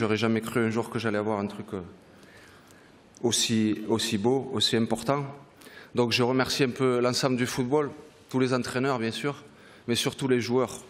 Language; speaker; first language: French; native; French